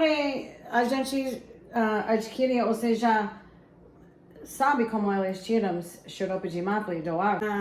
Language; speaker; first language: Portuguese; non-native, fluent; English